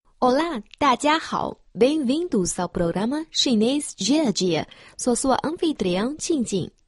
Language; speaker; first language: Portuguese; non-native, fluent; Chinese